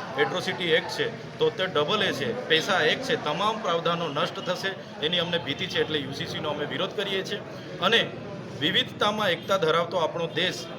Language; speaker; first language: Gujarati; non-native, local second language; Vasavi